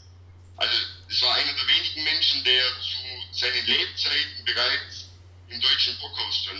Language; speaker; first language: German; native; German